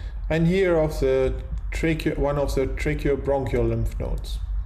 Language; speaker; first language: English; non-native, fluent; German